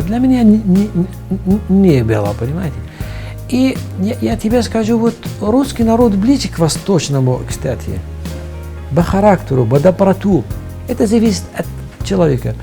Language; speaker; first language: Russian; non-native, fluent; Arabic